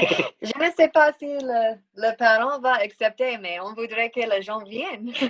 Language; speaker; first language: French; non-native, learner; English